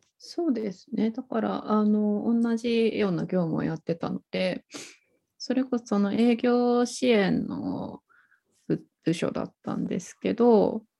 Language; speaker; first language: Japanese; native; Japanese